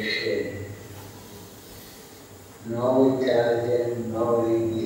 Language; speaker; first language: English; non-native, learner; Italian